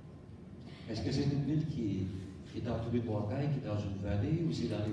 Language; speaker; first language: French; native; French